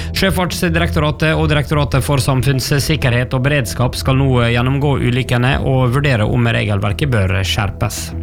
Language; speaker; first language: Norwegian; native; Norwegian